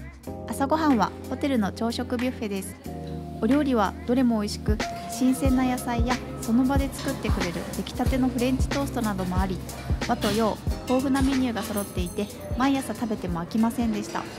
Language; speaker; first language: Japanese; native; Japanese